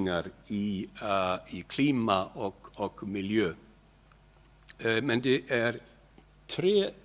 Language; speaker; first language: Swedish; non-native, fluent; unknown